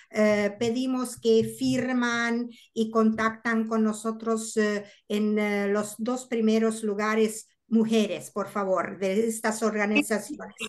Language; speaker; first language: Spanish; non-native, learner; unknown